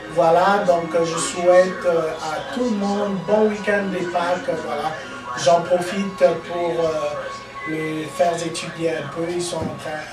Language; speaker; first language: French; non-native, local second language; Lingala